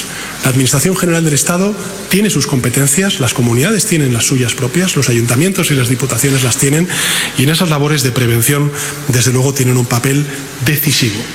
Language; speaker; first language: Spanish; native; Spanish